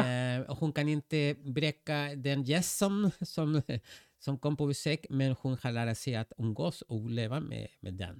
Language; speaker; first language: Swedish; non-native, fluent; Spanish